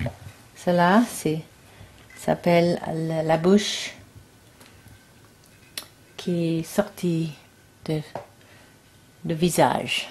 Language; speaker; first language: French; non-native, learner; English